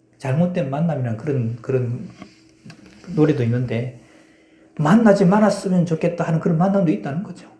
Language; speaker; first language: Korean; native; Korean